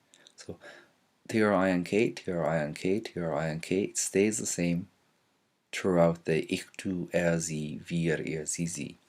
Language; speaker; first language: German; non-native, fluent; English